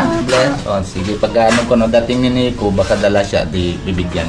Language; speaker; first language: Filipino; non-native, learner; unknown